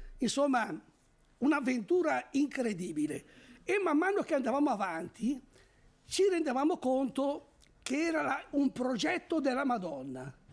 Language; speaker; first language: Italian; native; Italian